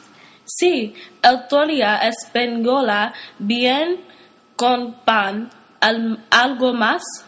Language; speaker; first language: Spanish; non-native, learner; English